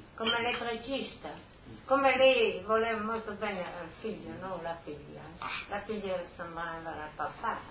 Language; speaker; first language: Italian; non-native, local second language; Friulian